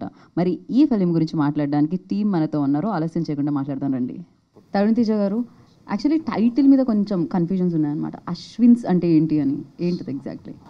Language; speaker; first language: Telugu; native; Telugu